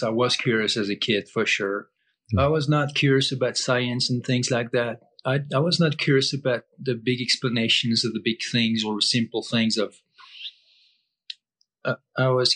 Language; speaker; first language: English; non-native, fluent; French